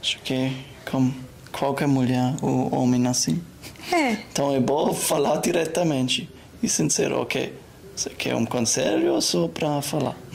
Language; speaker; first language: Portuguese; non-native, learner; German